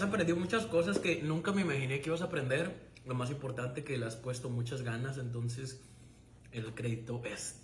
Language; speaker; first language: Spanish; native; Spanish